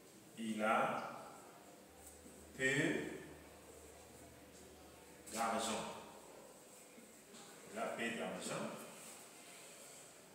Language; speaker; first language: French; non-native, fluent; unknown